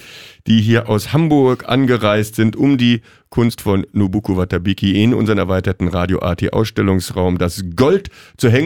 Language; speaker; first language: German; native; German